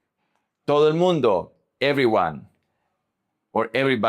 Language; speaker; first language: Spanish; non-native, fluent; English